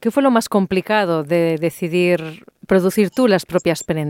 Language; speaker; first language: Spanish; native; Spanish